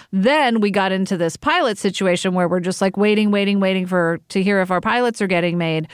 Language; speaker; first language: English; native; English